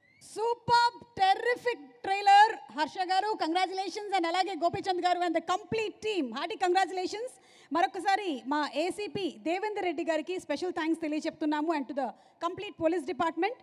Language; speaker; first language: Telugu; native; Telugu